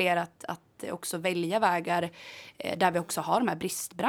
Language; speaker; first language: Swedish; native; Swedish